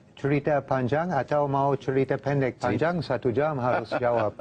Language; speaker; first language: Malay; non-native, fluent; English